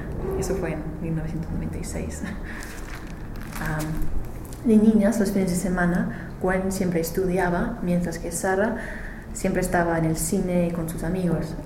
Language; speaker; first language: Spanish; non-native, learner; English